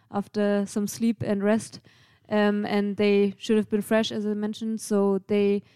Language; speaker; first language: English; non-native, fluent; German